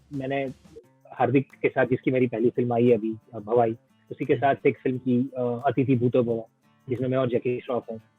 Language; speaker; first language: Hindi; non-native, local second language; Gujarati